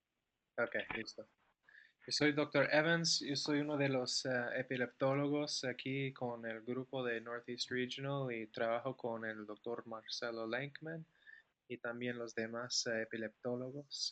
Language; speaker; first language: Spanish; non-native, fluent; English